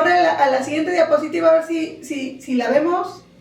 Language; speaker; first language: Spanish; native; Spanish